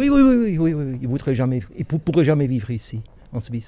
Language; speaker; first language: French; non-native, local second language; German